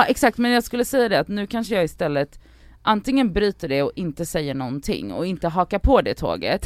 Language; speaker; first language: Swedish; native; Swedish